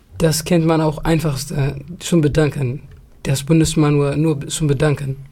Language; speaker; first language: German; non-native, learner; Tigrinya